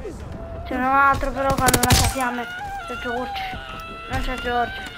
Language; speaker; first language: Italian; native; Italian